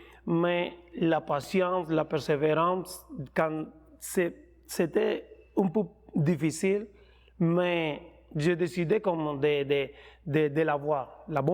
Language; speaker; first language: French; non-native, fluent; Spanish